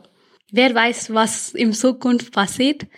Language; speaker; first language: German; early bilingual, other home language; Tamil